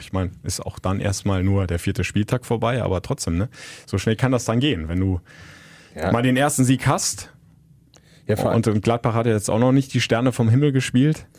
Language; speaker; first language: German; native; German